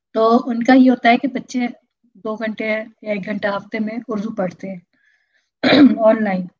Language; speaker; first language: Urdu; native; Urdu